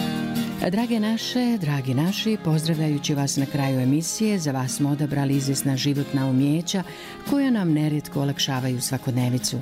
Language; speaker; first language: Serbian; native; Serbian